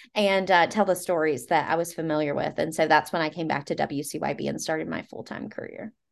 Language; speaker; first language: English; native; English